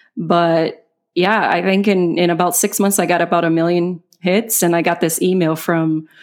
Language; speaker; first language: English; non-native, fluent; Portuguese